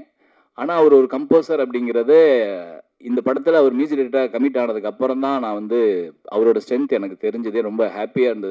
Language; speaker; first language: Tamil; native; Tamil